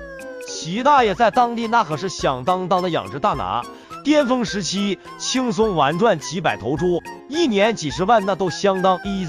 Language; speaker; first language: Chinese; native; Chinese